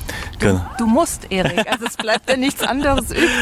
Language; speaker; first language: German; native; German